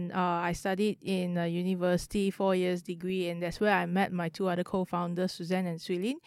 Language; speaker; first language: English; non-native, local second language; Chinese